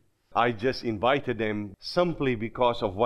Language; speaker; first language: English; non-native, local second language; Afrikaans